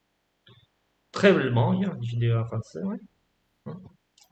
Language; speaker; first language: French; non-native, fluent; Spanish